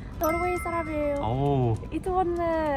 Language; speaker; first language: Korean; non-native, learner; Norwegian